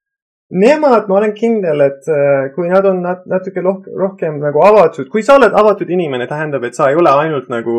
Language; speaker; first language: Estonian; non-native, fluent; Persian